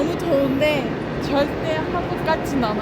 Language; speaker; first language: Korean; non-native, fluent; Turkish